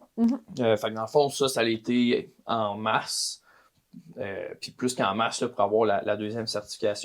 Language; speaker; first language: French; native; French